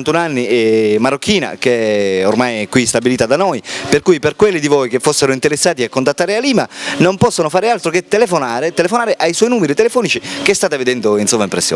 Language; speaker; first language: Italian; native; Italian